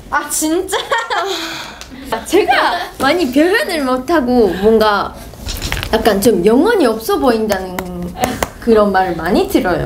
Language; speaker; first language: Korean; non-native, fluent; Japanese